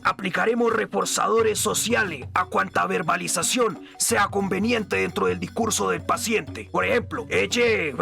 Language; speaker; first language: Spanish; native; Spanish